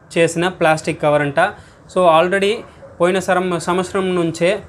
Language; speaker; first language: Telugu; non-native, learner; Tamil